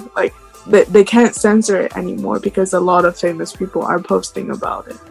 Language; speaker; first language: English; non-native, fluent; Chinese